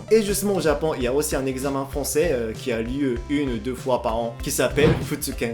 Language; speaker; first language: French; non-native, fluent; Japanese